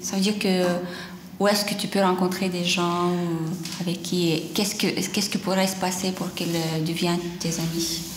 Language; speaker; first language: French; non-native, fluent; Lithuanian